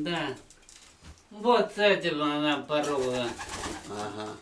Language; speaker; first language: Russian; non-native, local second language; Ukrainian